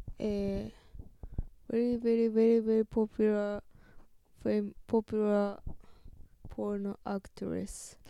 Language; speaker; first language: English; non-native, learner; Japanese